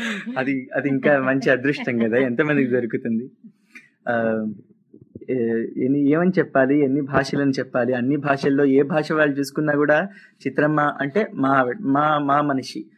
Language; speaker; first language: Telugu; native; Telugu